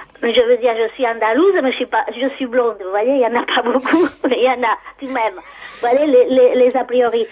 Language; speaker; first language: French; non-native, fluent; Spanish